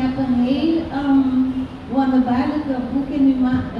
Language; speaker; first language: Dutch; non-native, fluent; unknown